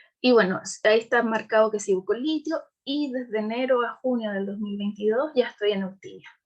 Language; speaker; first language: Spanish; native; Spanish